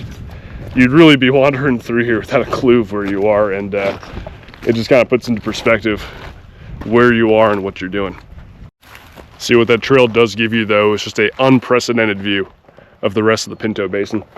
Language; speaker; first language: English; native; English